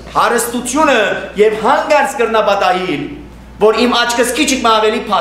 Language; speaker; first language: Armenian; early bilingual, heritage; Armenian